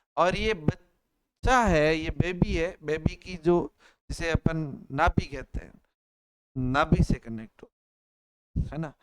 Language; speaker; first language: Hindi; native; Hindi